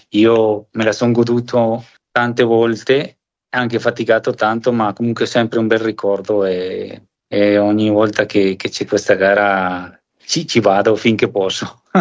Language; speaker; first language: Italian; non-native, fluent; Spanish